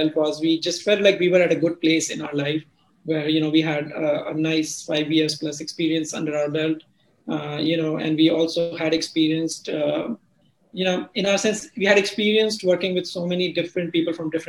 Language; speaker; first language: English; non-native, local second language; Hindi